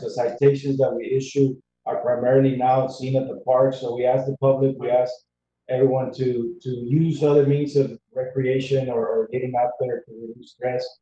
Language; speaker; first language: English; early bilingual, other home language; Spanish